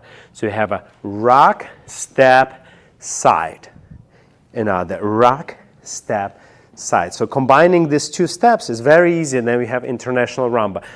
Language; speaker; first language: English; non-native, fluent; Russian